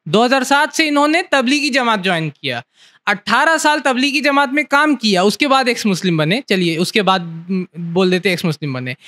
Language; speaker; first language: Hindi; native; Hindi